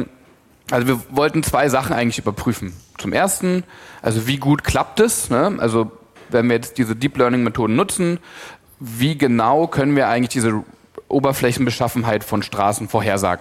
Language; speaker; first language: German; native; German